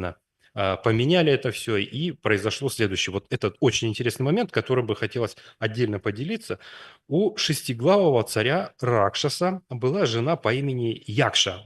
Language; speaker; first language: Russian; native; Russian